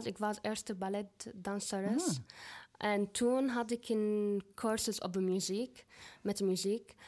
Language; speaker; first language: Dutch; non-native, fluent; Arabic